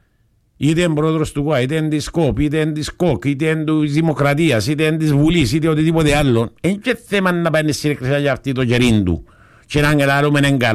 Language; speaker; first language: Greek; native; Greek